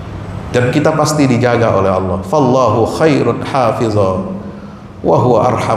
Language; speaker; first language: Indonesian; native; Indonesian